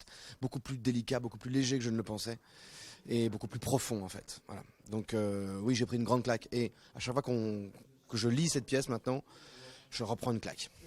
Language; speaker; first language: French; native; French